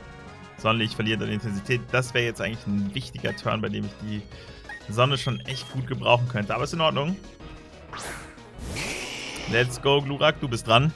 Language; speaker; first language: German; native; German